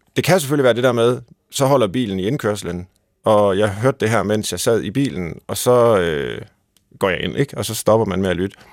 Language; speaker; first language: Danish; native; Danish